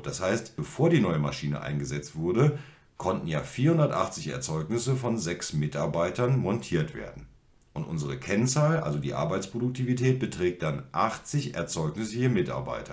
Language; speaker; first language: German; native; German